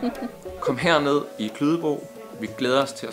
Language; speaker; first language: Danish; native; Danish